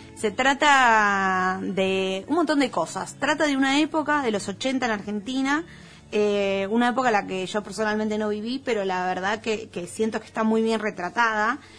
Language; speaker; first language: Spanish; native; Spanish